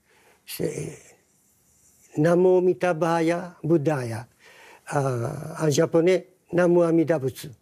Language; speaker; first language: French; non-native, fluent; Japanese